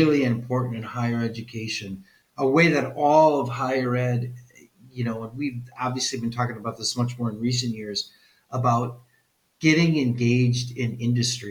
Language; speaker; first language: English; native; English